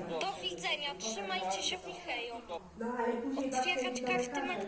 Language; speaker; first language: Polish; native; Polish